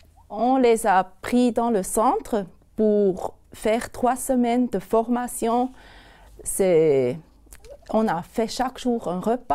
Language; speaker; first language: French; non-native, local second language; German